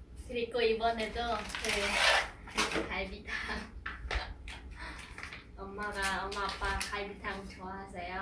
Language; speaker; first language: Korean; non-native, fluent; Khmer